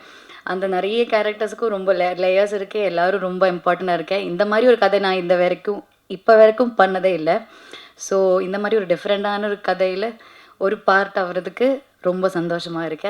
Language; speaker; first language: Tamil; non-native, learner; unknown